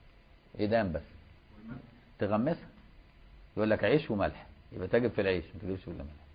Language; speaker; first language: Arabic; native; Arabic